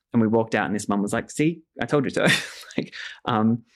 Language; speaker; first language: English; native; English